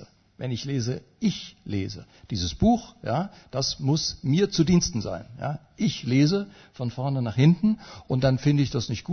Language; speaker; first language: German; native; German